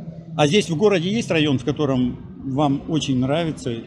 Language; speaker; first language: Russian; native; Russian